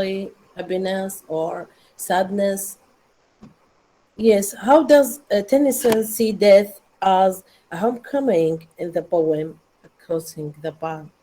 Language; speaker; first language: English; non-native, learner; Arabic